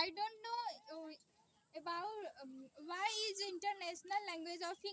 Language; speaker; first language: English; non-native, learner; Hindi